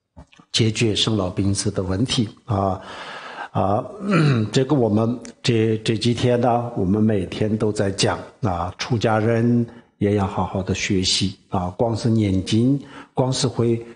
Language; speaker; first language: Chinese; non-native, local second language; Tibetan